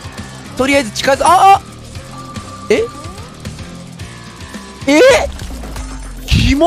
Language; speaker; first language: Japanese; native; Japanese